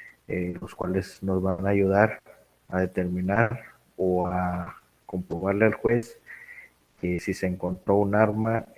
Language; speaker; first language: Spanish; native; Spanish